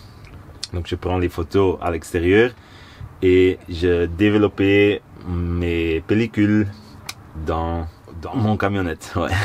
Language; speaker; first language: French; non-native, local second language; Dutch